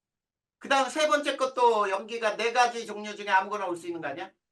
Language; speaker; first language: Korean; native; Korean